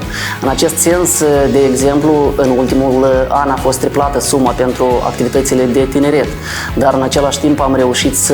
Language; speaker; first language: Romanian; native; Romanian